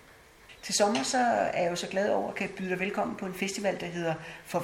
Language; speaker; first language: Danish; native; Danish